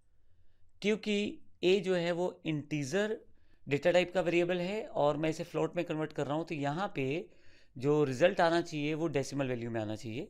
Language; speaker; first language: Hindi; native; Hindi